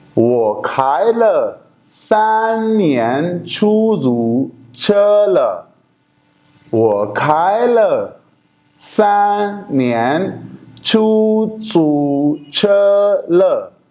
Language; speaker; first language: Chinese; non-native, fluent; Urdu